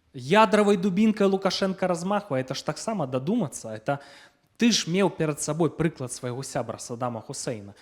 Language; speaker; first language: Belarusian; non-native, local second language; Russian